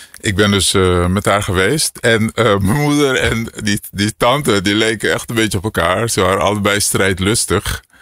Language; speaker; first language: Dutch; native; Dutch